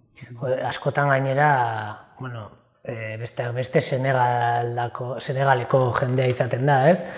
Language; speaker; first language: Basque; native; Basque